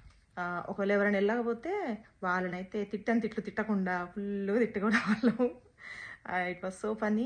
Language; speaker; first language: Telugu; native; Telugu